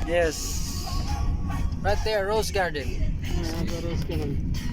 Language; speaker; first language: English; non-native, learner; Filipino